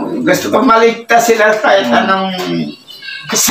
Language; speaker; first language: Filipino; non-native, local second language; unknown